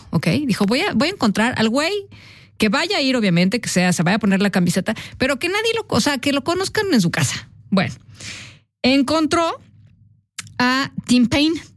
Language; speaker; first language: Spanish; native; Spanish